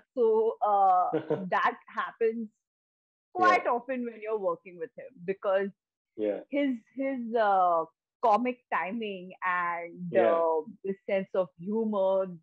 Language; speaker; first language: English; non-native, local second language; Bangla